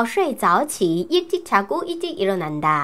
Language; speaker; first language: Korean; non-native, fluent; Chinese